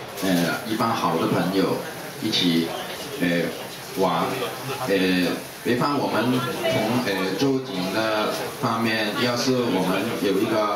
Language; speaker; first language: Chinese; non-native, local second language; Cantonese